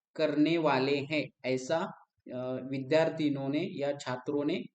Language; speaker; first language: Hindi; non-native, local second language; Marathi